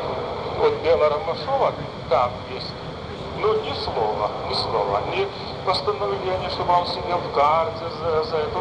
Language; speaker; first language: Russian; non-native, fluent; Lithuanian